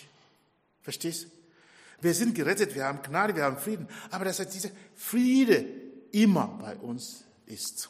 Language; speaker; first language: German; non-native, fluent; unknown